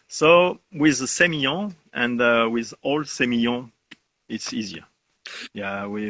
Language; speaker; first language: English; non-native, learner; French